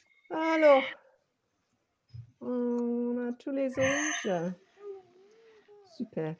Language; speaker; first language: French; non-native, fluent; English